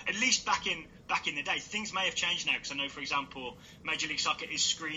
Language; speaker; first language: English; native; English